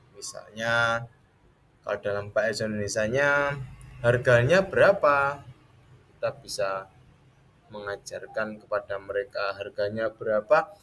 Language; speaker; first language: Indonesian; native; Indonesian